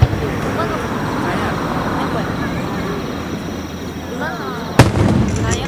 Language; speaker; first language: Japanese; native; Japanese